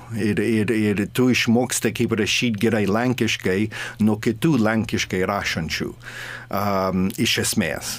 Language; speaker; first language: Lithuanian; early bilingual, heritage; English